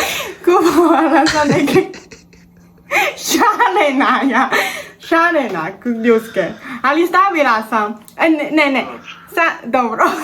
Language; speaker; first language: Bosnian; non-native, learner; Chinese